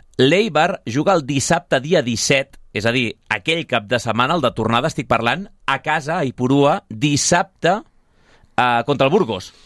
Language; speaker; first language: Catalan; native; Catalan